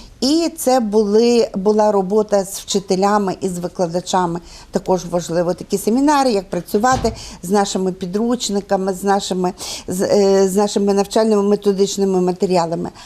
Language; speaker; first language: Ukrainian; native; Ukrainian